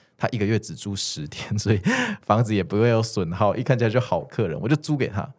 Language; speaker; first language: Chinese; native; Chinese